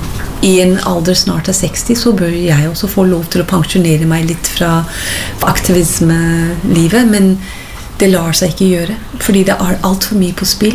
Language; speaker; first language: Norwegian; non-native, fluent; English